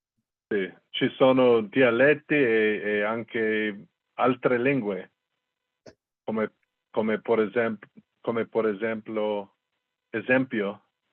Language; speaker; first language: Italian; non-native, learner; English